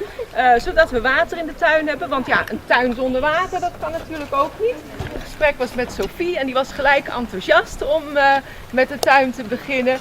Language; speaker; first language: Dutch; native; Dutch